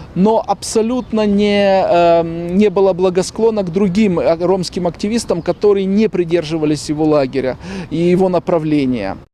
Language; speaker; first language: Russian; native; Russian